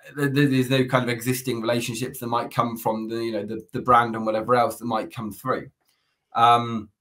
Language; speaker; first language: English; native; English